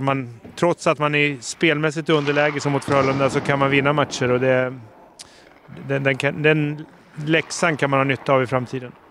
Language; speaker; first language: Swedish; native; Swedish